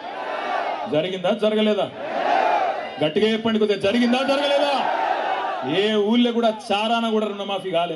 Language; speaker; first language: Telugu; native; Telugu